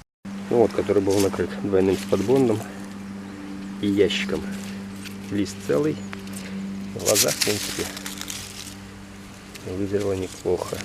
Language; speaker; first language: Russian; native; Russian